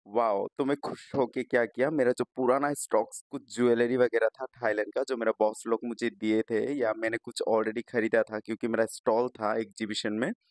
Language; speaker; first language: Hindi; non-native, local second language; Bangla